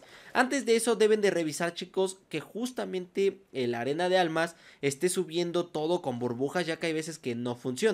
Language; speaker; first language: Spanish; native; Spanish